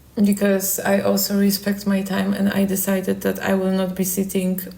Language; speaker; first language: English; non-native, fluent; Polish